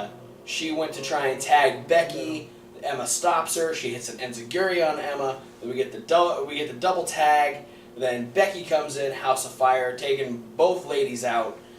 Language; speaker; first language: English; native; English